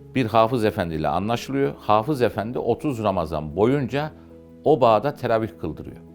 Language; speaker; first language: Turkish; native; Turkish